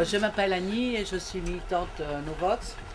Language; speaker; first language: French; native; French